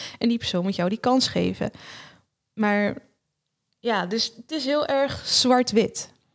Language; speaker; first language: Dutch; early bilingual, other home language; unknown